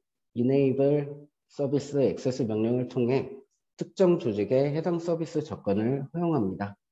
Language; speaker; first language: Korean; native; Korean